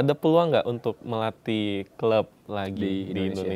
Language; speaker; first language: Indonesian; native; Indonesian